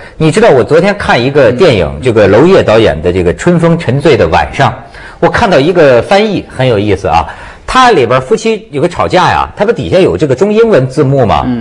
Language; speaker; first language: Chinese; native; Chinese